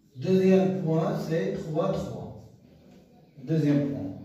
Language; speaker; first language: French; non-native, local second language; Arabic